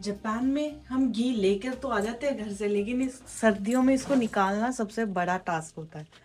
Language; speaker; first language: Hindi; native; Hindi